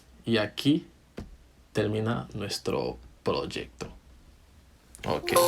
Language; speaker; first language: Spanish; non-native, fluent; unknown